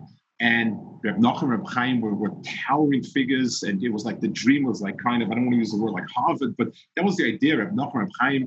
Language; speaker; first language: English; early bilingual, other home language; Yiddish